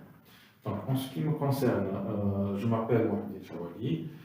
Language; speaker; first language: French; non-native, local second language; Arabic